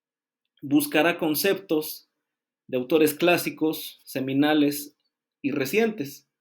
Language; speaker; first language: Spanish; native; Spanish